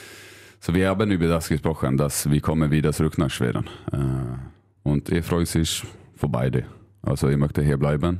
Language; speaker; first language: German; non-native, learner; Swedish